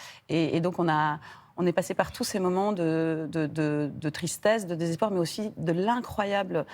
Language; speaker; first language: French; native; French